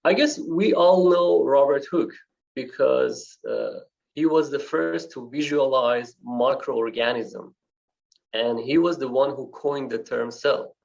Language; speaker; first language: English; non-native, fluent; Persian